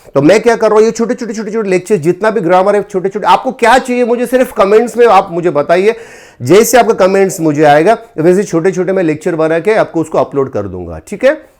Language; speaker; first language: Hindi; non-native, local second language; Marathi